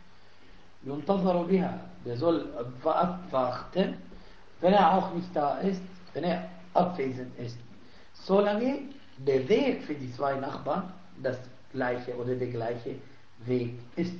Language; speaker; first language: German; non-native, fluent; Arabic